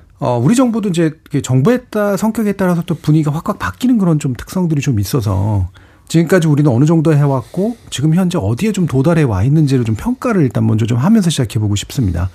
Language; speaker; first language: Korean; native; Korean